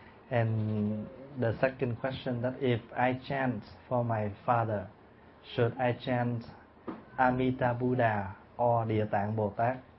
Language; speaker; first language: English; non-native, fluent; Vietnamese